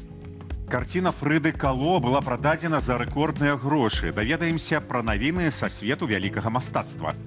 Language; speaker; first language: Belarusian; native; Belarusian